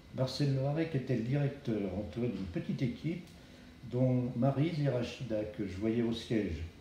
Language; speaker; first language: French; native; French